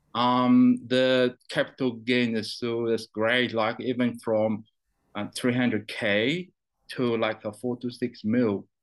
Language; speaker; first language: English; non-native, fluent; Chinese